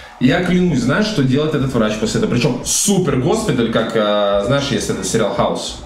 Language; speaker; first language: Russian; native; Russian